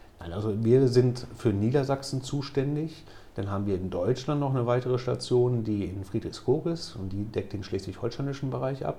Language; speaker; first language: German; native; German